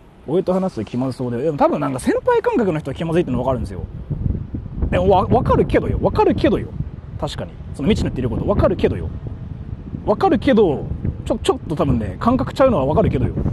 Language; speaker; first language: Japanese; native; Japanese